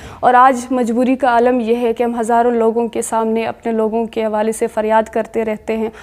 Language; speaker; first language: Urdu; non-native, local second language; Baluchi